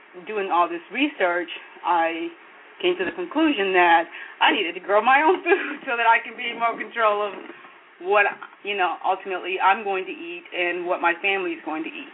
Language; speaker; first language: English; non-native, local second language; Kikuyu